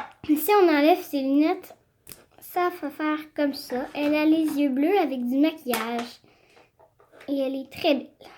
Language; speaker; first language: French; native; French